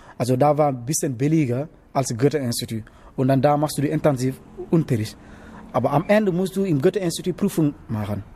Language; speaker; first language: German; non-native, learner; Wolof